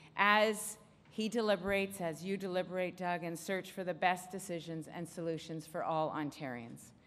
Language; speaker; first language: English; native; English